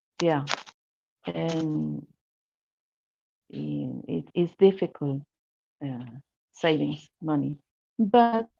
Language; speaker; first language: English; non-native, learner; Spanish